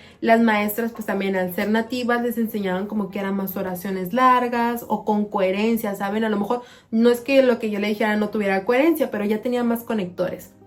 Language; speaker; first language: Spanish; native; Spanish